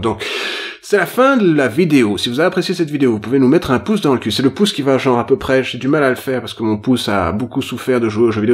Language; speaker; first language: French; native; French